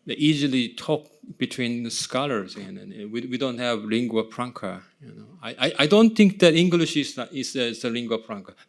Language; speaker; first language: English; non-native, fluent; Korean